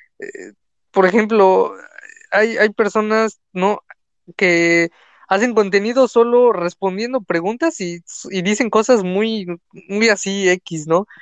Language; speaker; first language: Spanish; native; Spanish